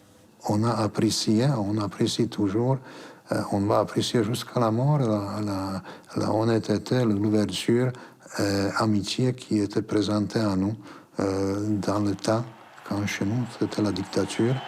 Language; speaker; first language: French; non-native, fluent; Slovak